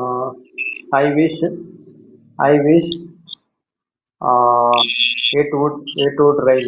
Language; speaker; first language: English; non-native, learner; Hindi